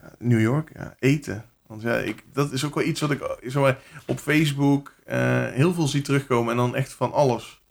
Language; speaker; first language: Dutch; native; Dutch